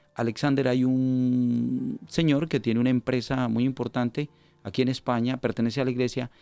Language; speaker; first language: Spanish; native; Spanish